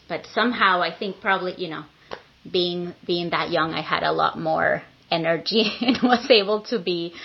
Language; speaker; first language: English; non-native, fluent; Spanish